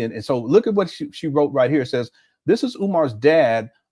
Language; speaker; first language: English; native; English